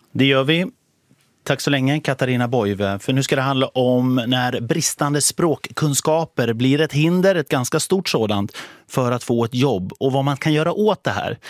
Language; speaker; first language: Swedish; native; Swedish